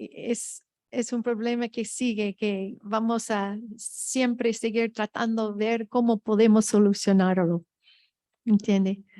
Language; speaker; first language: Spanish; non-native, fluent; English